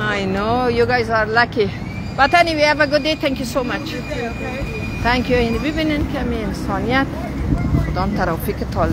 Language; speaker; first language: English; non-native, learner; Persian